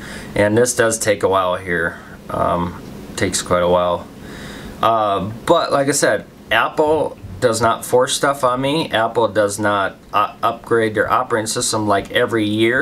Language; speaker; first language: English; native; English